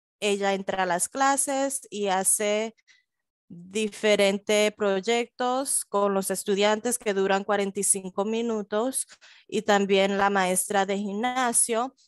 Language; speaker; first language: Spanish; early bilingual, heritage; Spanish